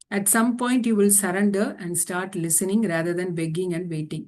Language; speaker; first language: English; non-native, local second language; Tamil